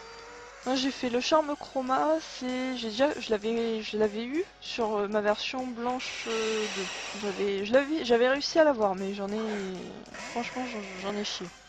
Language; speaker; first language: French; native; French